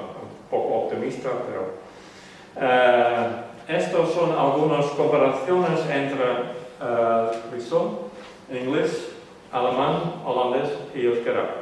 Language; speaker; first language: Spanish; non-native, learner; Western Frisian